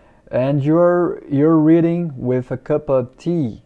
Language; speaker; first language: English; non-native, fluent; Portuguese